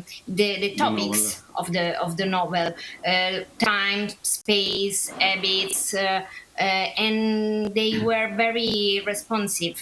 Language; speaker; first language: English; non-native, learner; Italian